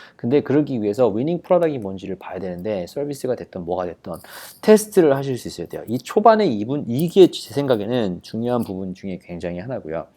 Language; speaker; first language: Korean; early bilingual, heritage; Korean